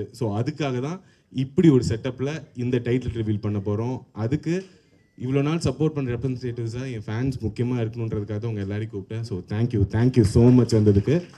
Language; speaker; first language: Tamil; native; Tamil